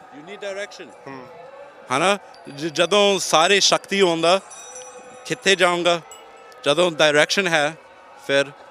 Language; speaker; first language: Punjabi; non-native, learner; English